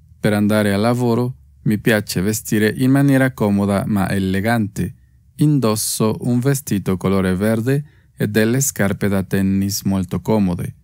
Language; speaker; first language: Italian; non-native, fluent; Spanish